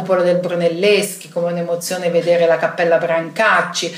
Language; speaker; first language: Italian; native; Italian